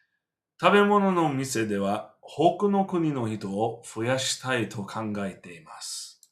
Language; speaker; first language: Japanese; non-native, fluent; English